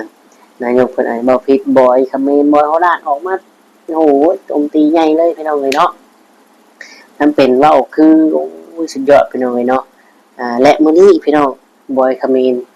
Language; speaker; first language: Thai; non-native, local second language; Lao